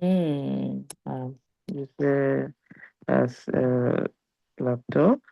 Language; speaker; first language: French; non-native, learner; Igbo